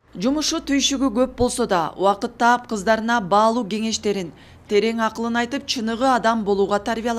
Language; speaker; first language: Kyrgyz; native; Kyrgyz